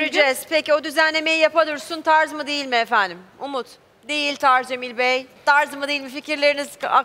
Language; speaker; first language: Turkish; native; Turkish